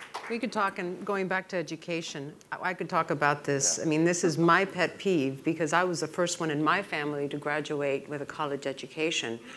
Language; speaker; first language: English; early bilingual, other home language; Spanish